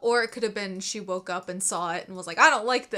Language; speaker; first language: English; native; English